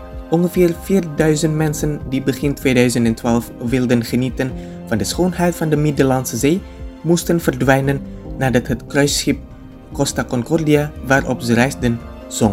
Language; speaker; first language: Dutch; non-native, fluent; Indonesian